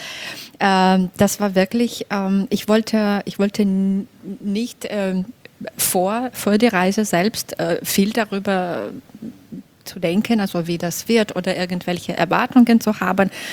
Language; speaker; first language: German; non-native, fluent; Belarusian